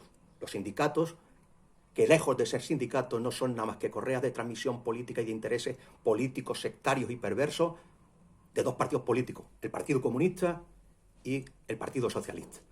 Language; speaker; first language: Spanish; native; Spanish